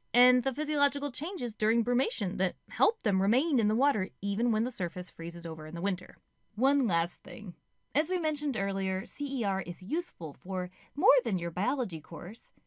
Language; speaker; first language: English; native; English